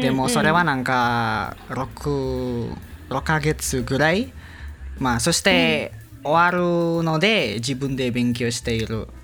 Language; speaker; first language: Japanese; non-native, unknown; Indonesian